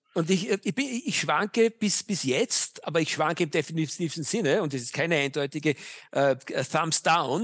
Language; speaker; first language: German; native; German